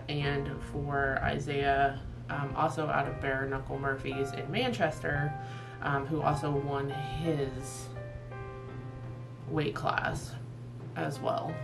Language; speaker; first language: English; native; English